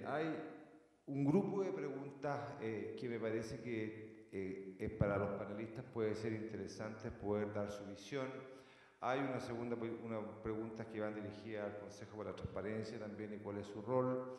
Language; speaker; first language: Spanish; native; Spanish